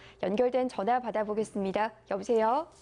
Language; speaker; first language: Korean; native; Korean